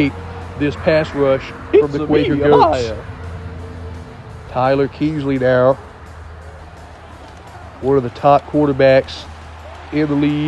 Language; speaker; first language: English; native; English